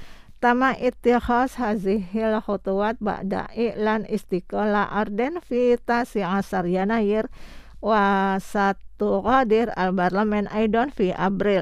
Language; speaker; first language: Arabic; non-native, fluent; Indonesian